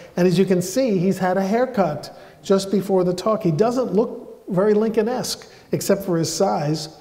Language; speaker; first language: English; native; English